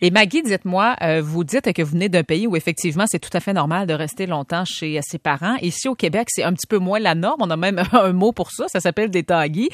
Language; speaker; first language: French; native; French